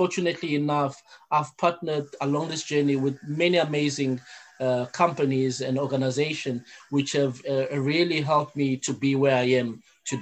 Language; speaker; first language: English; non-native, local second language; Zulu